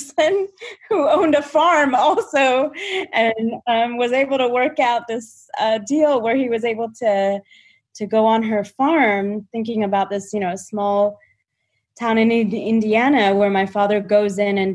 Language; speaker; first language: English; native; English